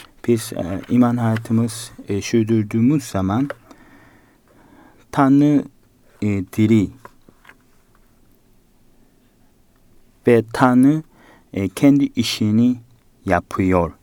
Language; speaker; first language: Turkish; non-native, fluent; Korean